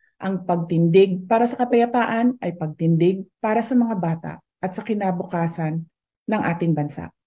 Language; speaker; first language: Filipino; native; Filipino